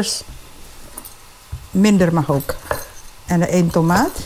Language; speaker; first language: Dutch; non-native, fluent; Indonesian